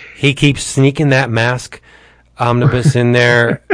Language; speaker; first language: English; early bilingual, other home language; Italian